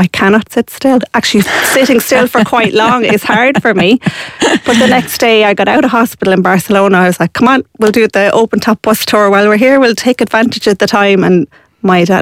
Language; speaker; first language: English; native; English